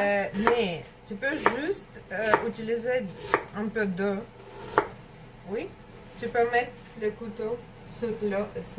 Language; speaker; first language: French; non-native, learner; Russian